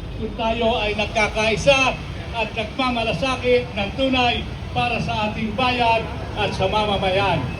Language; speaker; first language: Filipino; native; Filipino